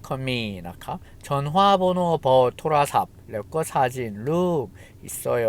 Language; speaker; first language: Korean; non-native, fluent; Thai